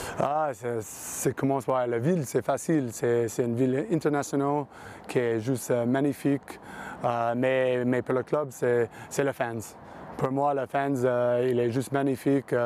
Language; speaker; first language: French; non-native, learner; English